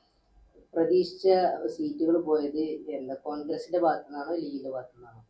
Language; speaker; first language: Malayalam; native; Malayalam